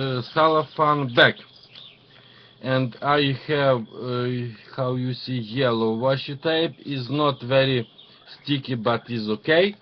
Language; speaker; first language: English; non-native, learner; Ukrainian